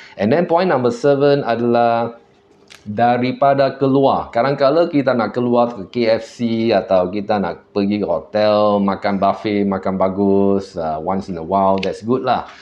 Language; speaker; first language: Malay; non-native, local second language; Chinese